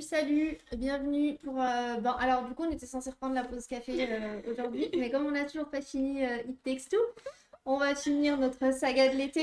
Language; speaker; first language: French; native; French